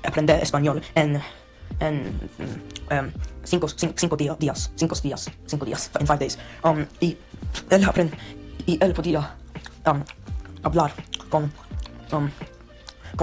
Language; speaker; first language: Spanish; non-native, learner; Swedish